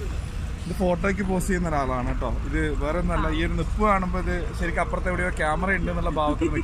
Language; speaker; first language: Malayalam; native; Malayalam